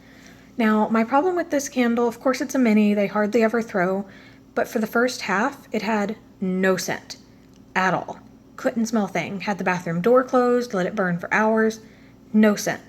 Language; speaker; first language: English; native; English